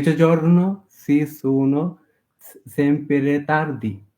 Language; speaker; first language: Italian; non-native, learner; Bangla